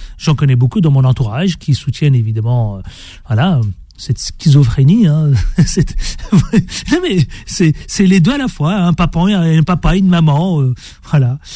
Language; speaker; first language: French; native; French